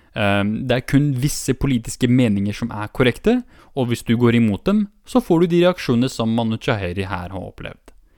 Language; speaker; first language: Norwegian; early bilingual, other home language; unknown